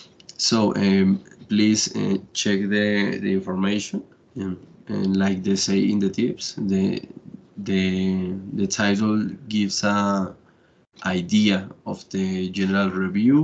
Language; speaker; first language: English; non-native, fluent; Spanish